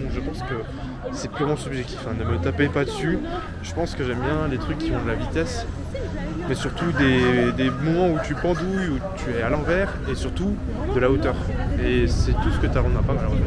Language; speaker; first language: French; native; French